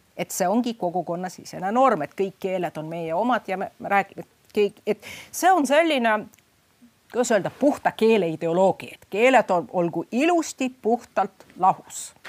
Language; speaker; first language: Estonian; non-native, fluent; Russian